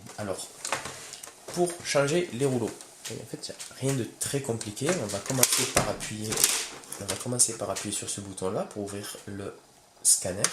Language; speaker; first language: French; native; French